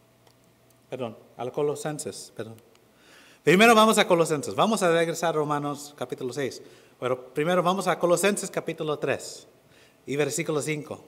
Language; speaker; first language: Spanish; non-native, fluent; English